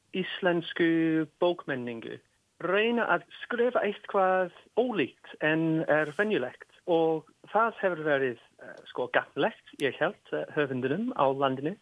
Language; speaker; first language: Icelandic; non-native, fluent; English